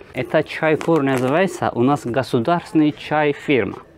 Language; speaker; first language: Russian; non-native, learner; Turkish